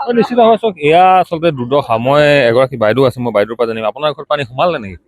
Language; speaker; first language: Assamese; native; Assamese